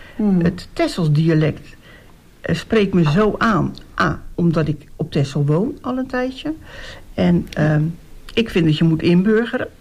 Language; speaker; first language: Dutch; native; Dutch